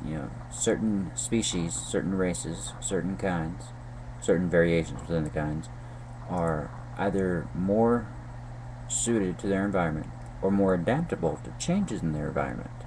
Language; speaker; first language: English; native; English